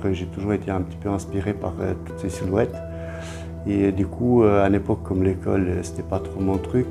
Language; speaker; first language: French; non-native, fluent; Romanian